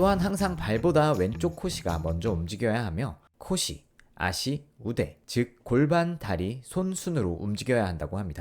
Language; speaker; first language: Korean; native; Korean